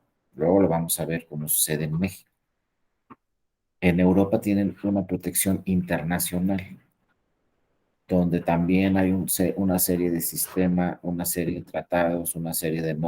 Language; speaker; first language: Spanish; native; Spanish